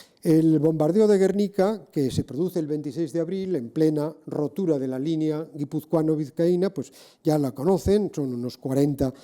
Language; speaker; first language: Spanish; native; Spanish